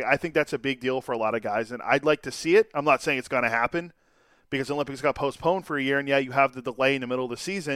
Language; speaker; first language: English; native; English